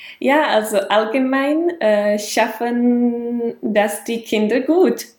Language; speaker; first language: German; non-native, fluent; Czech